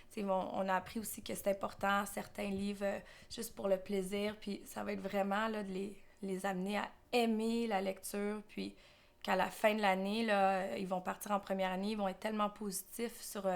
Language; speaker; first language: French; native; French